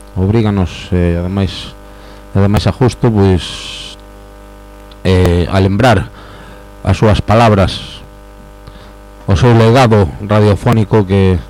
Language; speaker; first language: Galician; native; Galician